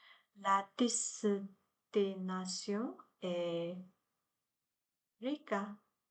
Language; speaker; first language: French; non-native, learner; Chinese